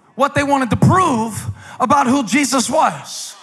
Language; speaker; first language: English; native; English